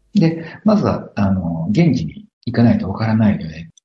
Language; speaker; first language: Japanese; native; Japanese